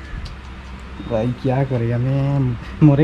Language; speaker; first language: Hindi; non-native, local second language; Assamese